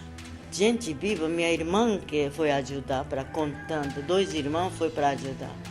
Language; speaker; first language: Portuguese; non-native, learner; Japanese